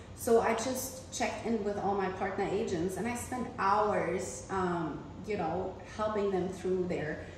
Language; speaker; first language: English; non-native, fluent; German